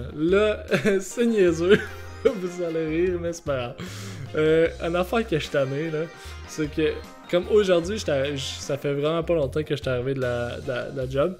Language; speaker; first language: French; native; French